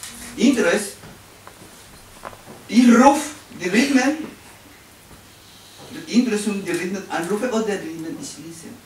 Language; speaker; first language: German; non-native, learner; Spanish